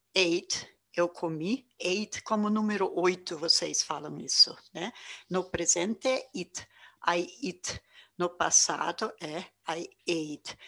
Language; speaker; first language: Portuguese; non-native, fluent; German